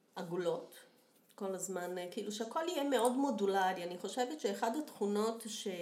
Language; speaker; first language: Hebrew; non-native, fluent; Portuguese